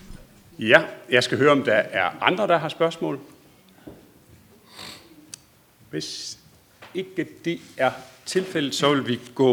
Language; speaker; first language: Danish; native; Danish